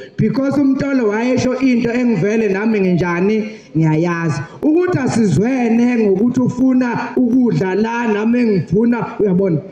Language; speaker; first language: Zulu; native; Zulu